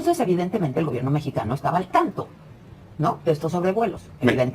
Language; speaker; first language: Spanish; native; Spanish